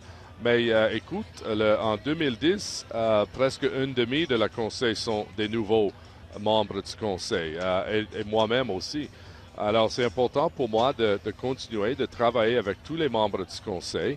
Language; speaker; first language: French; non-native, local second language; English